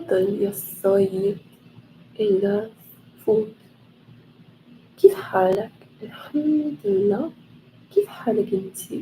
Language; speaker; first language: Arabic; non-native, learner; English